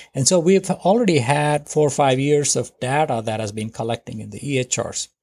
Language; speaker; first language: English; non-native, local second language; Telugu